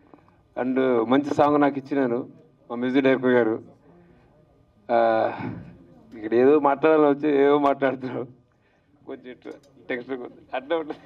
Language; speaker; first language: Telugu; non-native, learner; Hindi